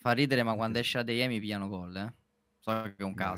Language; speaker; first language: Italian; native; Italian